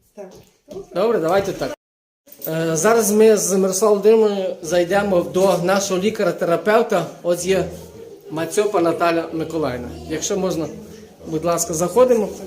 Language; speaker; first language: Ukrainian; native; Ukrainian